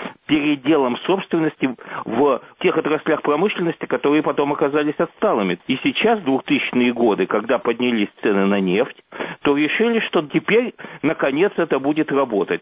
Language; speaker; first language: Russian; native; Russian